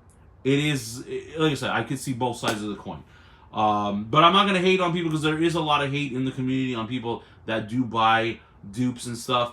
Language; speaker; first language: English; native; English